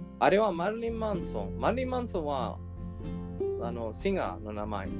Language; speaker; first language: Japanese; non-native, learner; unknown